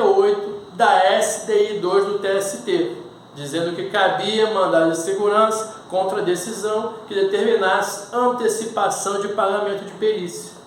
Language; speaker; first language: Portuguese; native; Portuguese